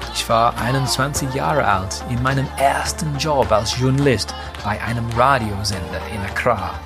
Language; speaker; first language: German; non-native, fluent; English